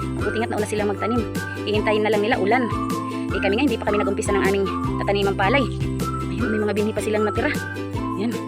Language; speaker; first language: Filipino; non-native, local second language; Waray